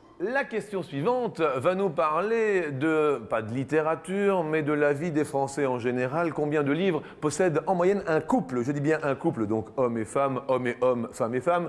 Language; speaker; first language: French; native; French